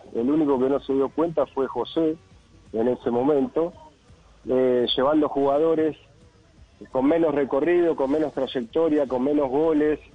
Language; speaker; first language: Spanish; native; Spanish